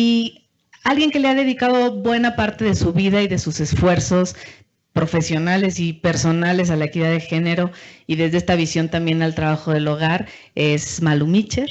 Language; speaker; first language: Spanish; native; Spanish